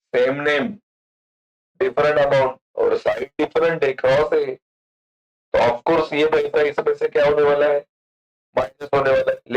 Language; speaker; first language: Hindi; non-native, local second language; Marathi